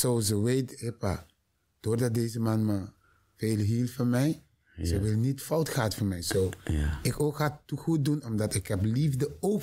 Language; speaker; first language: Dutch; non-native, learner; Papiamento